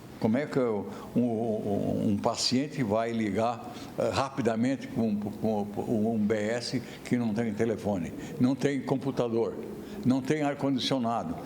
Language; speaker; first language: Portuguese; native; Portuguese